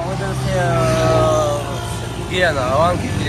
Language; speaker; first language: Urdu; non-native, local second language; Pashto